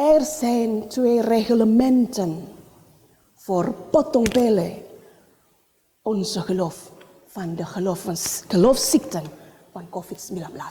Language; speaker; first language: Dutch; non-native, learner; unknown